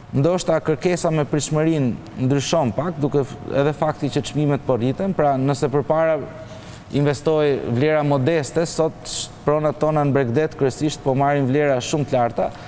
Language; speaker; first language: Albanian; native; Albanian